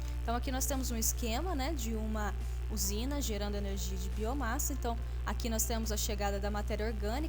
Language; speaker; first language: Portuguese; native; Portuguese